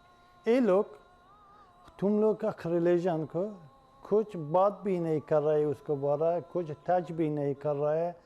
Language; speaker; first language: Hindi; non-native, learner; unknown